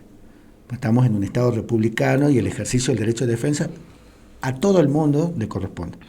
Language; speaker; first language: Spanish; native; Spanish